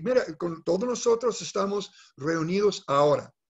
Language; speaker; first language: Spanish; non-native, fluent; English